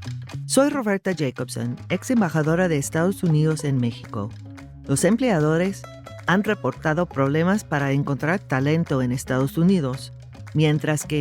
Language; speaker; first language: Spanish; non-native, fluent; English